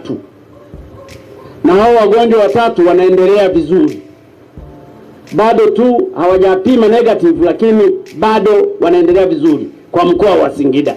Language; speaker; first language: Swahili; native; Swahili